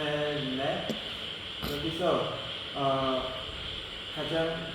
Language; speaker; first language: Korean; non-native, learner; Khmer